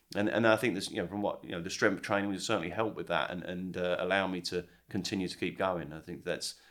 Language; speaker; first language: English; native; English